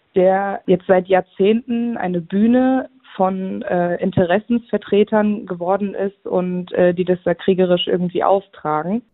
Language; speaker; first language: German; native; German